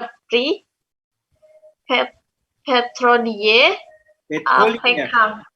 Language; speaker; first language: French; non-native, learner; Indonesian